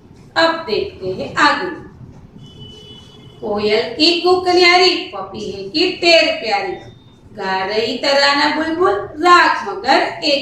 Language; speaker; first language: Hindi; non-native, local second language; Gujarati